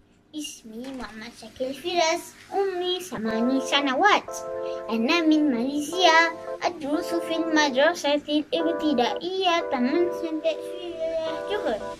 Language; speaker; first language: Arabic; non-native, learner; Malay